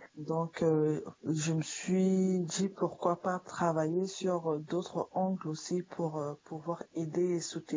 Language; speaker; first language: French; non-native, local second language; Sango